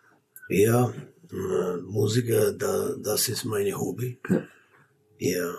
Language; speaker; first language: German; non-native, learner; Armenian